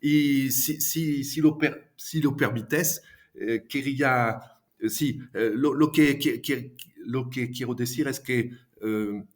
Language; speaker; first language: Spanish; non-native, fluent; French